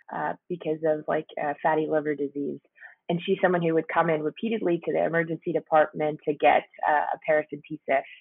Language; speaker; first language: English; early bilingual, other home language; Spanish